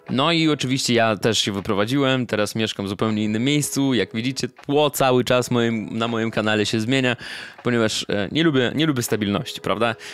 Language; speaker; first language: Polish; non-native, fluent; Russian